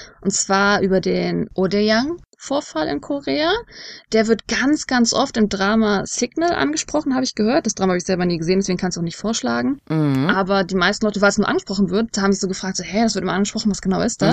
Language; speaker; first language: German; native; German